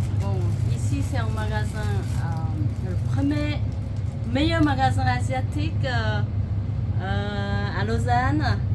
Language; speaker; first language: French; non-native, learner; Vietnamese